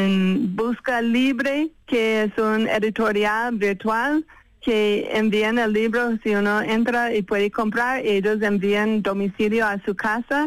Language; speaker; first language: Spanish; non-native, fluent; English